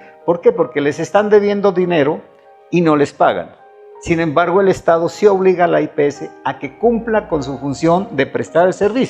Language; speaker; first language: Spanish; native; Spanish